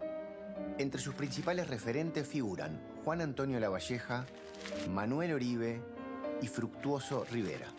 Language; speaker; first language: Spanish; native; Spanish